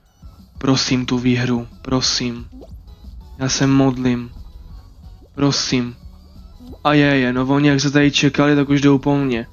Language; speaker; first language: Czech; native; Czech